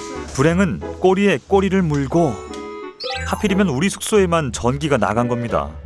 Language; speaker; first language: Korean; native; Korean